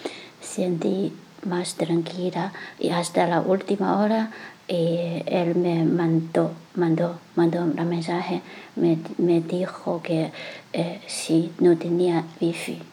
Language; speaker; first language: Spanish; non-native, learner; Chinese